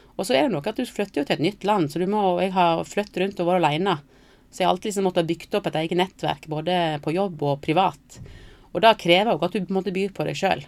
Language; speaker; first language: Norwegian; native; Norwegian